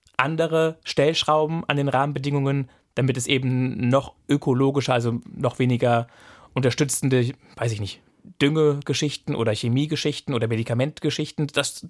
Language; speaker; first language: German; native; German